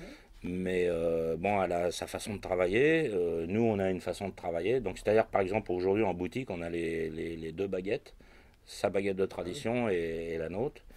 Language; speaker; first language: French; native; French